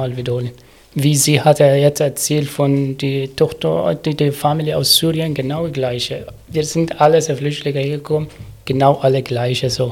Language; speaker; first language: German; non-native, learner; Arabic